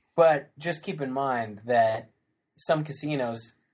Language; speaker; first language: English; native; English